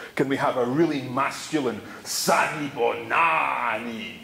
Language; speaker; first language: English; native; English